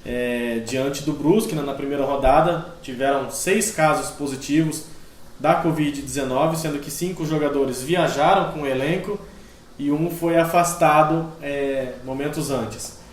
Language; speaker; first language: Portuguese; native; Portuguese